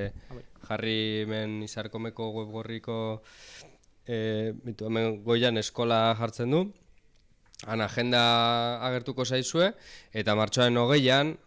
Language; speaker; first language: Basque; native; Basque